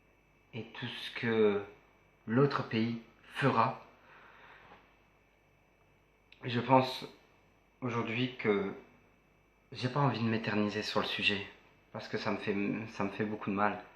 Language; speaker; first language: French; native; French